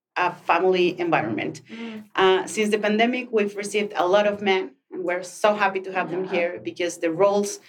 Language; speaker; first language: English; non-native, fluent; Spanish